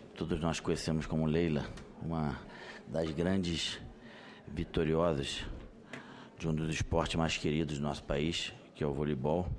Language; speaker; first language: Portuguese; native; Portuguese